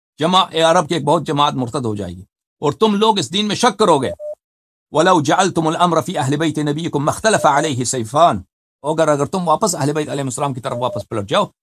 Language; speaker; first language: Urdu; non-native, fluent; Persian